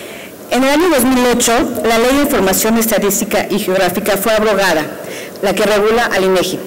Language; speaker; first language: Spanish; native; Spanish